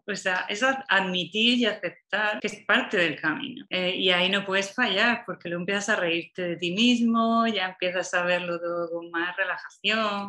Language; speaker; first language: Spanish; native; Spanish